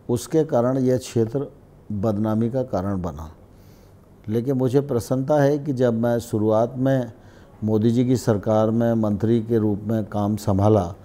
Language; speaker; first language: Hindi; native; Hindi